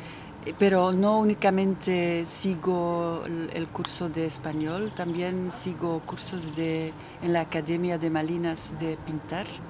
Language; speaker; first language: Spanish; non-native, fluent; Dutch